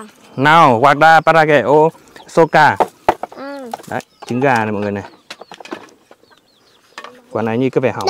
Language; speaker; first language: Vietnamese; native; Vietnamese